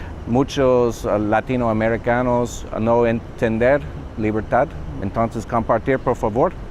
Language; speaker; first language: Spanish; non-native, learner; English